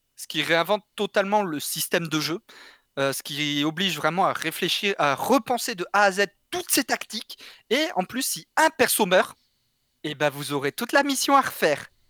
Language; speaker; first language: French; native; French